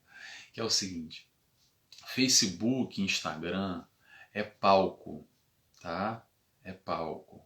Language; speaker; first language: Portuguese; native; Portuguese